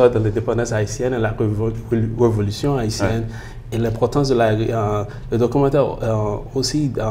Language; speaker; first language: French; early bilingual, heritage; French